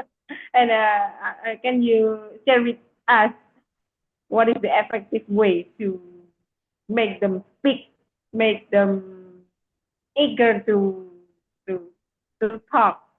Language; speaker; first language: English; non-native, fluent; Indonesian